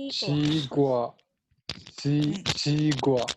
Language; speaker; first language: Chinese; non-native, learner; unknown